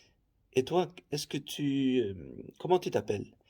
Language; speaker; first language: French; non-native, fluent; Faroese